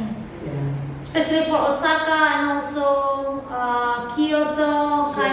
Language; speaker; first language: English; non-native, learner; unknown